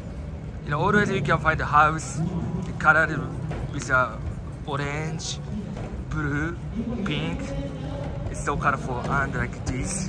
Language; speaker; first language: English; non-native, fluent; Japanese